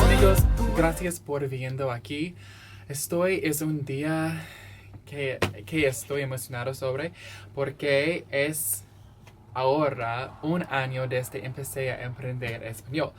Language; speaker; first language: Spanish; non-native, learner; English